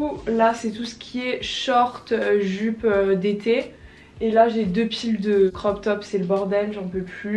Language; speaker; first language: French; native; French